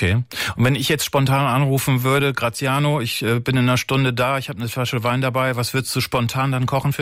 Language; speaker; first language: German; native; German